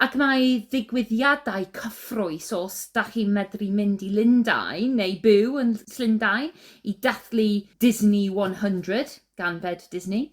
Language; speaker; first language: Welsh; non-native, learner; English